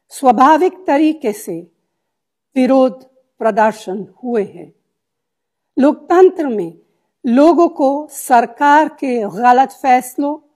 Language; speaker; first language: Hindi; non-native, fluent; Italian